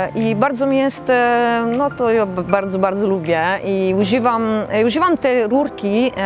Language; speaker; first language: Polish; non-native, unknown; Italian